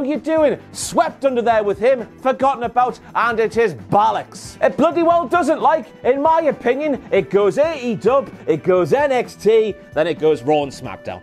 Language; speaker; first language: English; native; English